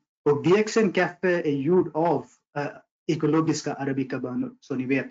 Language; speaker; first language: Swedish; non-native, fluent; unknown